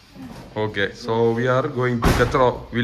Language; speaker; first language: English; non-native, fluent; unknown